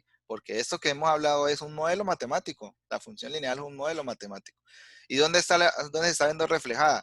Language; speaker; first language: Spanish; native; Spanish